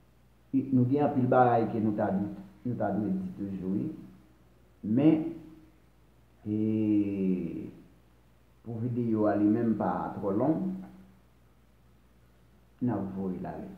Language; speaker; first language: French; non-native, local second language; Haitian Creole